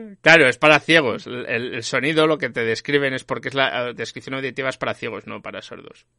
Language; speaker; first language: Spanish; native; Spanish